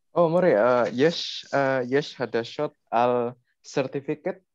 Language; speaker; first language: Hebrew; non-native, learner; Indonesian